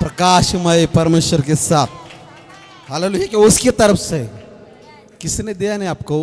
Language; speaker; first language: Hindi; non-native, local second language; Marathi